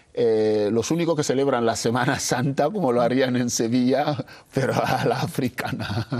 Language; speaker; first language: Spanish; non-native, local second language; Fang